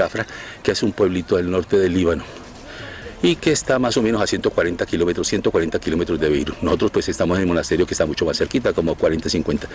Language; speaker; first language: Spanish; native; Spanish